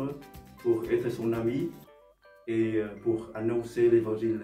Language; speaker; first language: French; non-native, fluent; Vietnamese